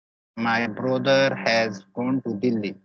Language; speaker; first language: English; non-native, learner; Hindi